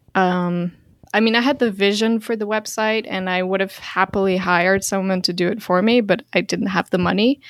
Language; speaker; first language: English; non-native, fluent; Dutch